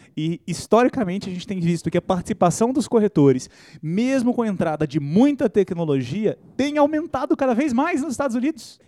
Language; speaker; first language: Portuguese; native; Portuguese